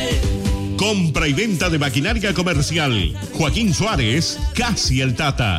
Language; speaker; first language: Spanish; native; Spanish